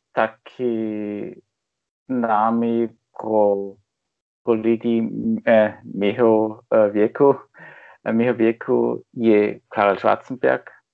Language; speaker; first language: Czech; non-native, learner; German